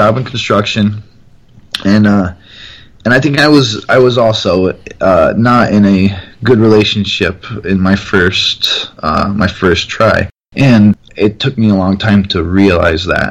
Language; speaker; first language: English; native; English